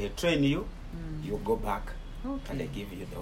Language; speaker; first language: English; non-native, local second language; Ganda